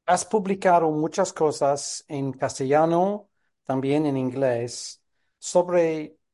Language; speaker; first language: Spanish; non-native, fluent; English